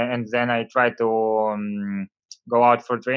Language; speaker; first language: English; non-native, learner; Russian